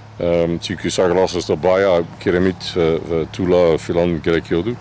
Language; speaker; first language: Turkish; non-native, fluent; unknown